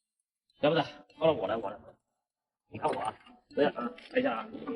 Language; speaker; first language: Chinese; native; Chinese